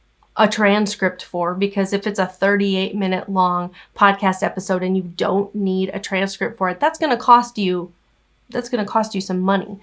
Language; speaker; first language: English; native; English